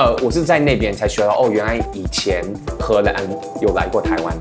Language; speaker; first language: Chinese; non-native, fluent; English